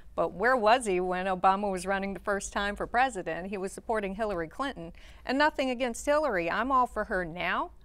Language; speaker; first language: English; native; English